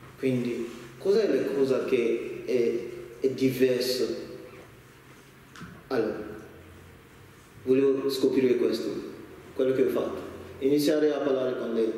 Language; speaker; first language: Italian; non-native, learner; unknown